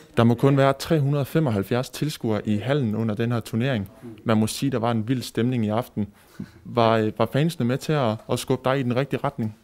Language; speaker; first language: Danish; native; Danish